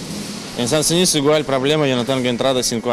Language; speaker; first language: Spanish; non-native, learner; Russian